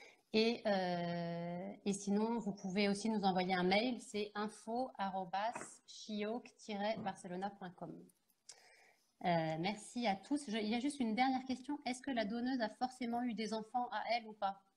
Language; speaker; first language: French; native; French